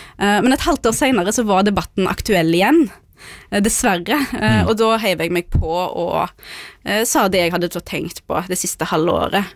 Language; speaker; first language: Norwegian; early bilingual, other home language; Arabic